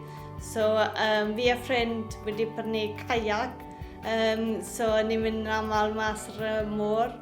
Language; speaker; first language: Welsh; native; Welsh